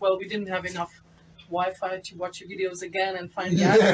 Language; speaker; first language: English; non-native, fluent; French